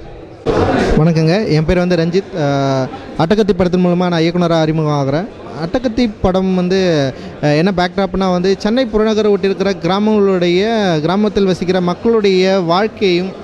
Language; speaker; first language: Tamil; native; Tamil